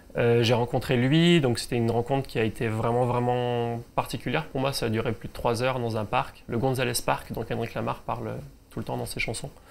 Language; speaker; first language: French; native; French